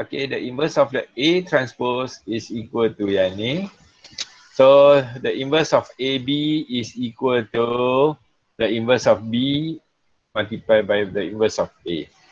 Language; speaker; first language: English; non-native, local second language; Malay